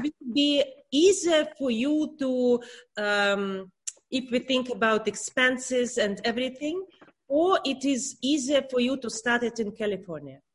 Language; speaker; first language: English; non-native, learner; Russian